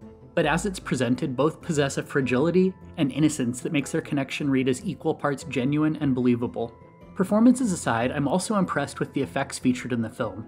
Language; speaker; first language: English; native; English